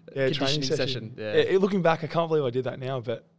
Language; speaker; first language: English; native; English